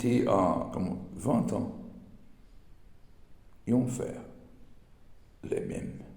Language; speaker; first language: French; non-native, learner; Portuguese